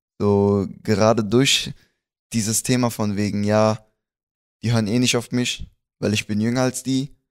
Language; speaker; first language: German; early bilingual, other home language; Spanish